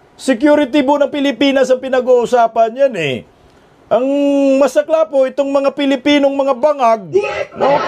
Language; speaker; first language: Filipino; non-native, local second language; Cebuano